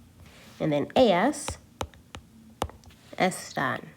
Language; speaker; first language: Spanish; non-native, learner; English